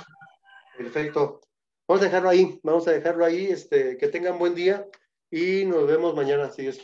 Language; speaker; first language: Spanish; native; Spanish